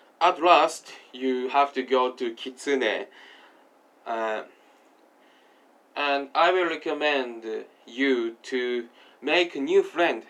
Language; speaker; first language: English; non-native, learner; Japanese